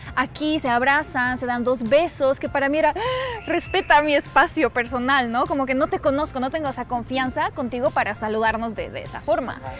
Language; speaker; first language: Spanish; non-native, fluent; Polish